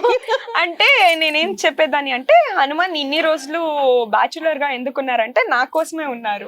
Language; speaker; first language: Telugu; non-native, local second language; Kannada